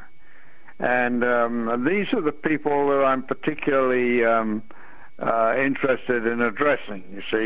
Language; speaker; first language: English; native; English